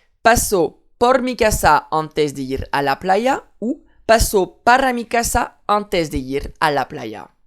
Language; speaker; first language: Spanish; non-native, fluent; French